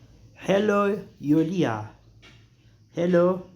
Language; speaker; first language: English; non-native, learner; Persian